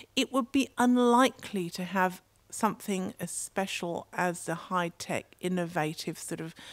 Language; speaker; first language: English; native; English